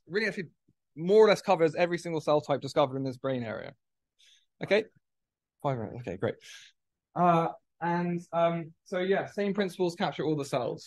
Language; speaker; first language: English; native; English